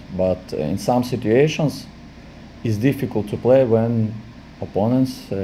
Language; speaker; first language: English; non-native, fluent; Latvian